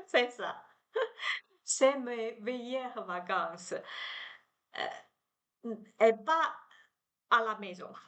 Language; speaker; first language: French; non-native, learner; Chinese